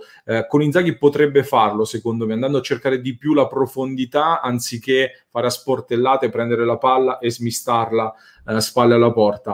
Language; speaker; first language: Italian; native; Italian